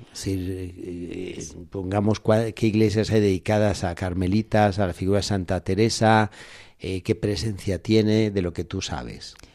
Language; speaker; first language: Spanish; native; Spanish